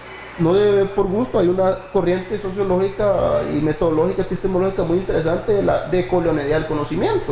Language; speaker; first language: Spanish; native; Spanish